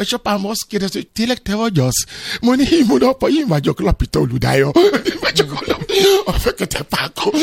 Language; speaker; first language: Hungarian; non-native, learner; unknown